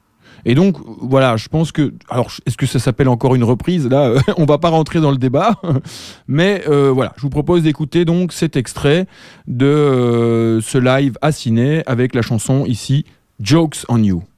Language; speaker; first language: French; native; French